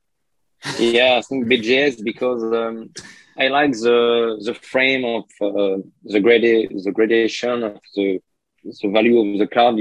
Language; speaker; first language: English; non-native, learner; French